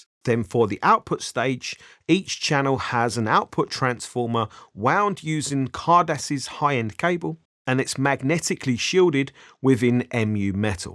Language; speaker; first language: English; native; English